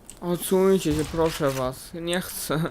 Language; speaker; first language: Polish; native; Polish